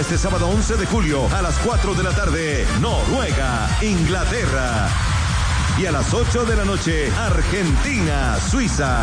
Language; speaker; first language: Spanish; native; Spanish